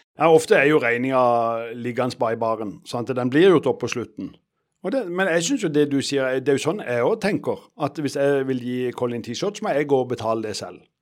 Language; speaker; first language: Norwegian; native; Norwegian